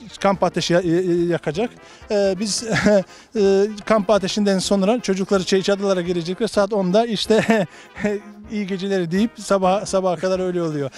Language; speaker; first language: Turkish; non-native, fluent; Bosnian